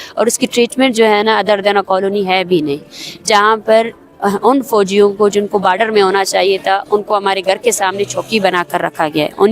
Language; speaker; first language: Urdu; non-native, local second language; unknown